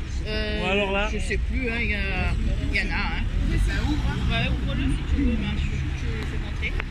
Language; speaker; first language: French; native; French